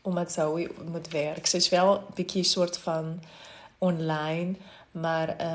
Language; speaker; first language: Dutch; non-native, fluent; Afrikaans